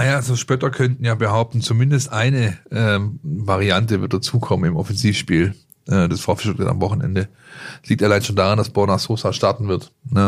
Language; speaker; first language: German; native; German